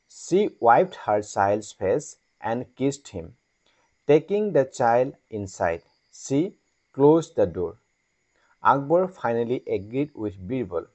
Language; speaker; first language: English; non-native, local second language; Assamese